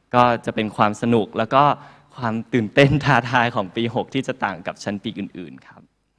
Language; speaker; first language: Thai; native; Thai